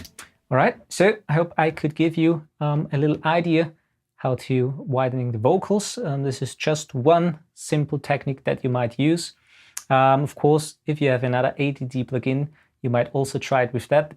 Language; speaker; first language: English; non-native, fluent; German